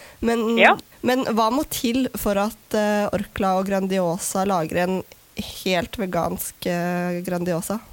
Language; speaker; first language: Norwegian; native; Norwegian